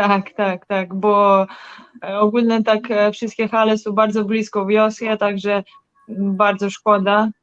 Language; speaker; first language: Polish; non-native, learner; Serbian